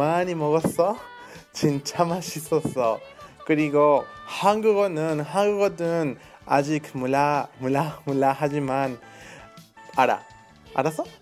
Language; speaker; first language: Korean; non-native, learner; Spanish